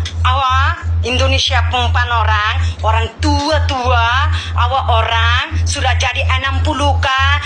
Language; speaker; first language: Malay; non-native, learner; Bangla